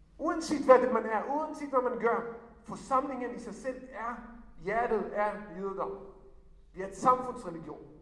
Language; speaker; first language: Danish; non-native, fluent; Hebrew